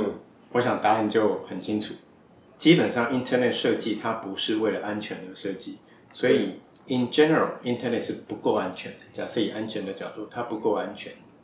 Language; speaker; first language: Chinese; native; Chinese